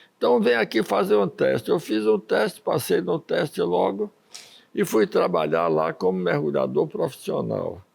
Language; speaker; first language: Portuguese; early bilingual, other home language; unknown